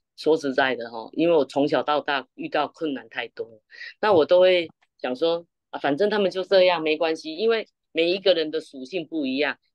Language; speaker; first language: Chinese; native; Chinese